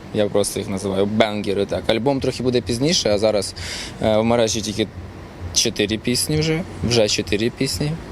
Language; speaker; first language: Ukrainian; non-native, local second language; Russian